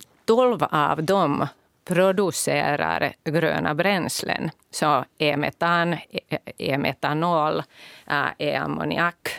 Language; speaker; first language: Swedish; non-native, local second language; Finnish